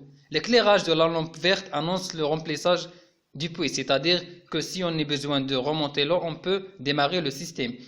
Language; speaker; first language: French; non-native, local second language; Arabic